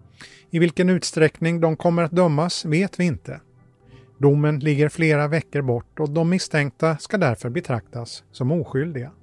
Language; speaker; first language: Swedish; native; Swedish